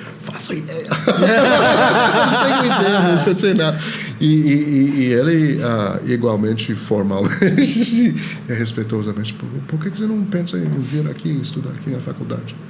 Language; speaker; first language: Portuguese; non-native, fluent; Chinese